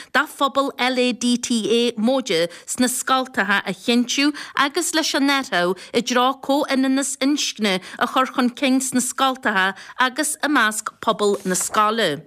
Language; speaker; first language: Irish; native; Irish